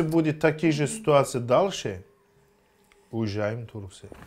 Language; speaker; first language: Russian; non-native, learner; Turkish